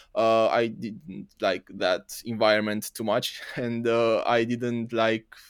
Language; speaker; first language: English; non-native, fluent; Romanian